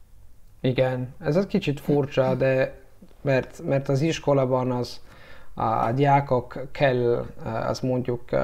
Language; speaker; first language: Hungarian; non-native, learner; Italian